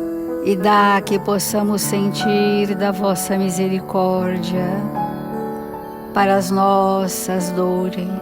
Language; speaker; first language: Portuguese; native; Portuguese